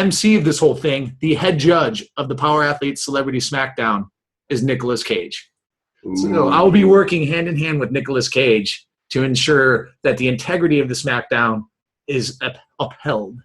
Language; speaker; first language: English; native; English